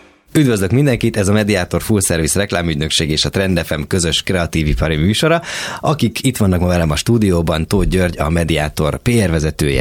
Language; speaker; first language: Hungarian; native; Hungarian